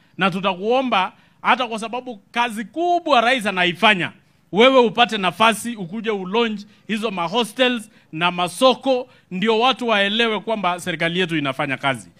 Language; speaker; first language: Swahili; non-native, local second language; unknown